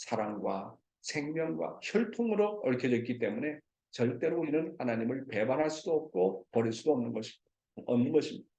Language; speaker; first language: Korean; native; Korean